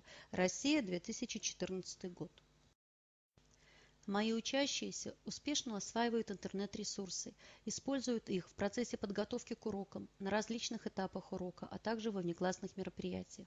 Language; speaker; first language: Russian; native; Russian